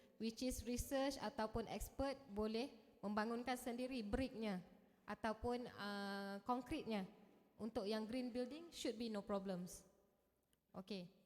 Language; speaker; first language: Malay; native; Malay